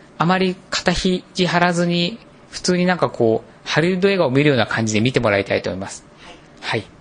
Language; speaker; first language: Japanese; native; Japanese